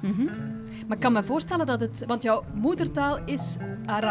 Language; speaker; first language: Dutch; native; Dutch